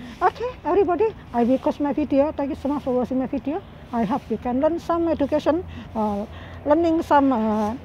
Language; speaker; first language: English; non-native, learner; Indonesian